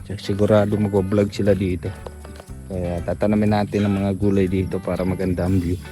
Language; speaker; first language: Filipino; non-native, local second language; Bikol